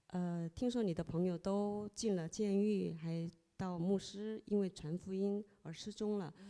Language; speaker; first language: Chinese; non-native, fluent; Korean